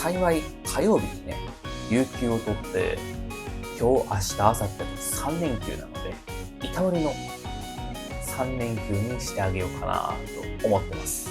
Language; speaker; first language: Japanese; native; Japanese